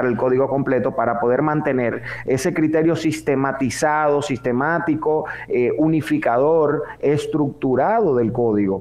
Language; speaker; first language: Spanish; native; Spanish